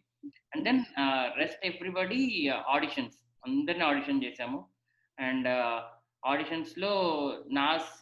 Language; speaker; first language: Telugu; native; Telugu